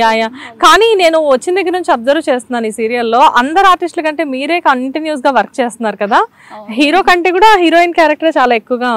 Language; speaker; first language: Telugu; native; Telugu